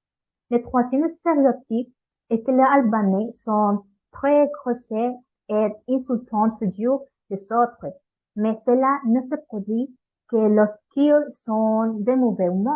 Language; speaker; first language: French; non-native, learner; Spanish